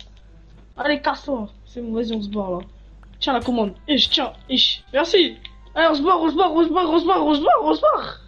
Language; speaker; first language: French; native; French